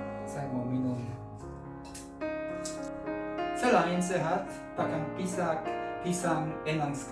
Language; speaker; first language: Indonesian; non-native, learner; German